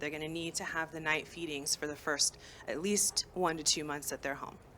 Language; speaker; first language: English; native; English